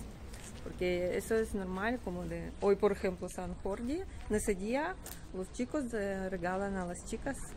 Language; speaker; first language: Spanish; non-native, learner; Russian